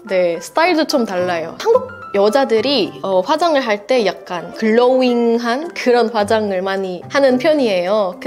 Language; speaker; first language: Korean; non-native, fluent; Indonesian